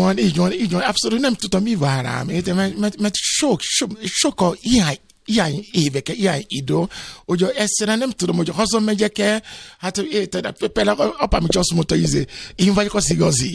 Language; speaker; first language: Hungarian; non-native, learner; Yoruba